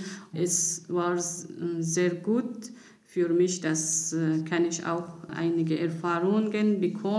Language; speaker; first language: German; non-native, learner; Persian